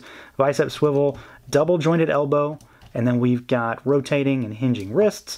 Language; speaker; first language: English; native; English